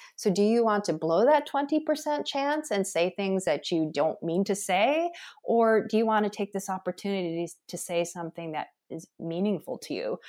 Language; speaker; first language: English; early bilingual, other home language; Korean